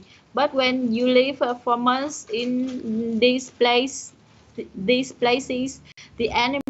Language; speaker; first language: English; non-native, learner; Vietnamese